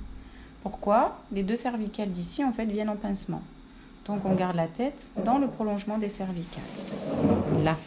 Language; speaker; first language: French; native; French